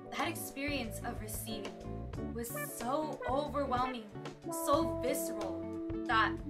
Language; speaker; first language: English; early bilingual, other home language; Spanish